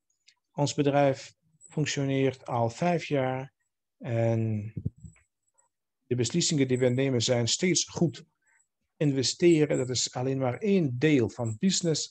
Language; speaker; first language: Dutch; non-native, fluent; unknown